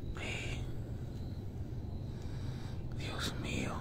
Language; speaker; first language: Spanish; native; Spanish